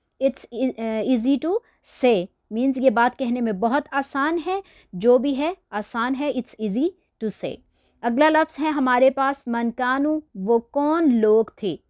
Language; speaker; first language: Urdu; native; Urdu